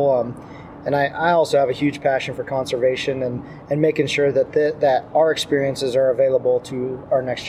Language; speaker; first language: English; native; English